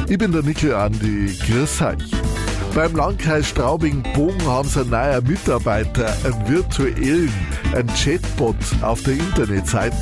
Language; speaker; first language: German; native; German